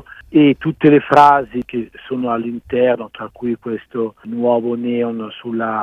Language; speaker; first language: Italian; native; Italian